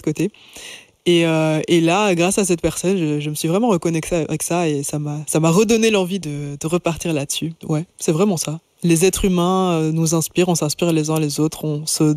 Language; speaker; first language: French; native; French